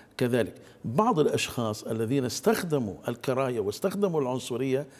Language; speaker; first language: Arabic; native; Arabic